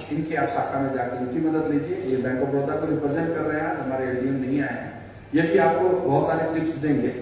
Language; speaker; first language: Hindi; native; Hindi